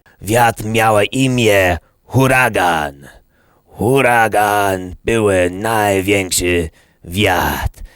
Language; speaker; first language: Polish; non-native, learner; English